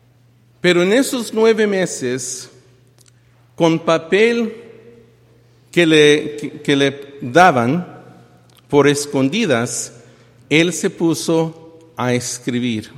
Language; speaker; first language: Spanish; early bilingual, heritage; Spanish